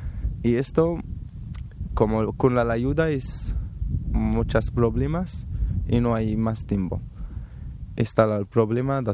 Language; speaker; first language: Spanish; non-native, learner; Arabic